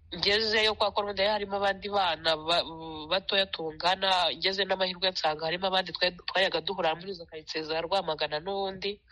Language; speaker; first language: Kinyarwanda; native; Kinyarwanda